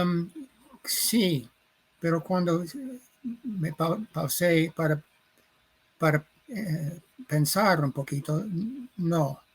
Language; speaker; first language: Spanish; non-native, fluent; English